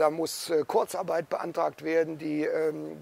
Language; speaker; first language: German; native; German